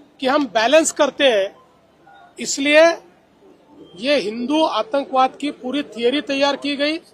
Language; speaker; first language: Hindi; non-native, local second language; Marathi